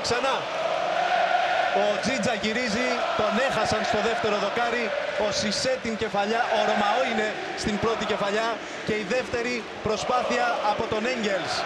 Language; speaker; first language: Greek; native; Greek